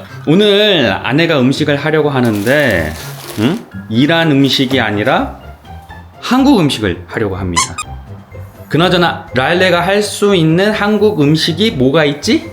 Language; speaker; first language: Korean; native; Korean